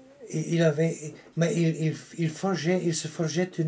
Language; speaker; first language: French; non-native, local second language; Dutch